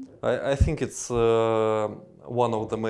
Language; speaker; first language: English; non-native, learner; Russian